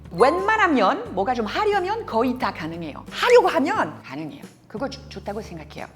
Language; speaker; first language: Korean; non-native, fluent; French